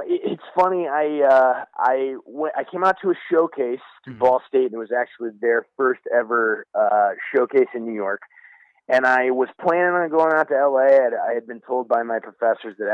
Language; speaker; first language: English; native; English